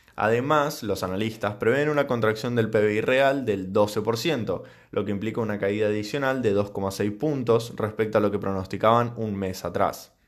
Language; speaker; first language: Spanish; native; Spanish